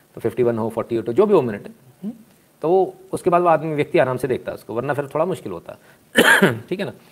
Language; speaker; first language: Hindi; native; Hindi